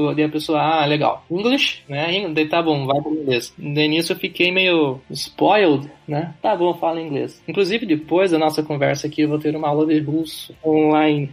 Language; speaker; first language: Portuguese; native; Portuguese